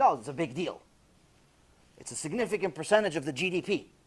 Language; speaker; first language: English; native; English